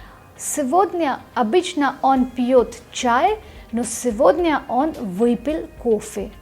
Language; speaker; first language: Russian; non-native, fluent; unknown